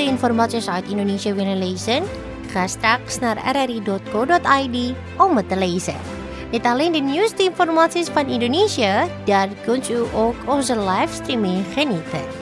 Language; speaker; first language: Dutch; non-native, fluent; Indonesian